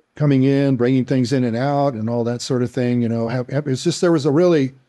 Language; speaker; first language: English; native; English